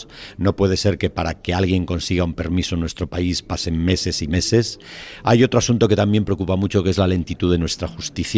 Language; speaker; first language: Spanish; native; Spanish